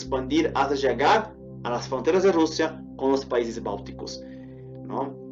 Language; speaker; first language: Portuguese; non-native, fluent; Spanish